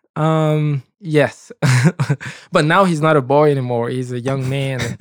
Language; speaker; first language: English; native; English